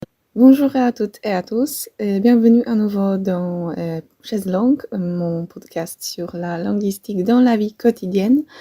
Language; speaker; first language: French; non-native, fluent; Polish